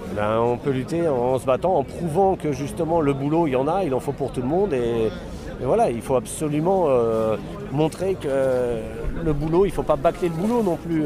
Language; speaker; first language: French; native; French